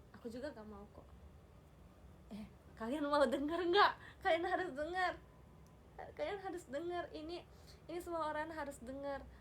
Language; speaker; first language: Indonesian; non-native, learner; Japanese